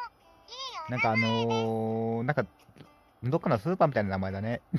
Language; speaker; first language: Japanese; native; Japanese